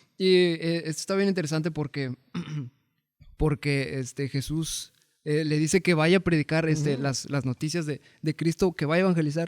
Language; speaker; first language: Spanish; native; Spanish